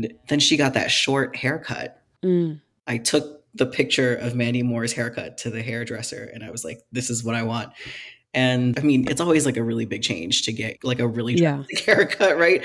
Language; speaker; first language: English; non-native, local second language; Filipino